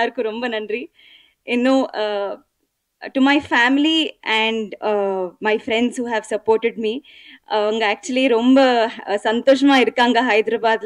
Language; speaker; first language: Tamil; non-native, learner; Telugu